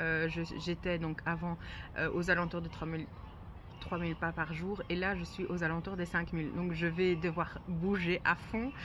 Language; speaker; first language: French; native; French